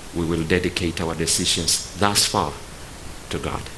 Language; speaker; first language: English; non-native, local second language; Swahili